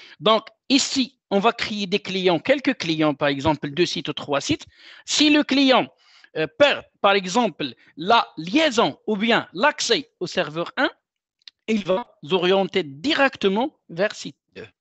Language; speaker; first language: French; non-native, local second language; Arabic